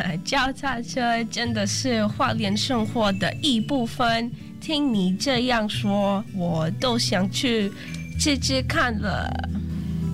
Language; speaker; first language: Chinese; non-native, fluent; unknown